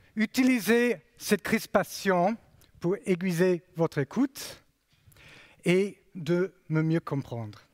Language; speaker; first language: French; non-native, fluent; English